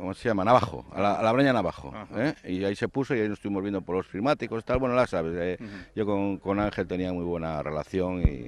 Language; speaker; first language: Spanish; native; Spanish